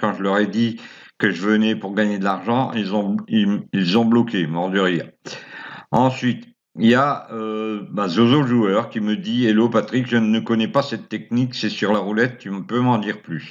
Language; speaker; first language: French; native; French